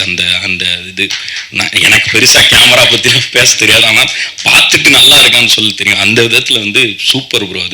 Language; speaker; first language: Tamil; native; Tamil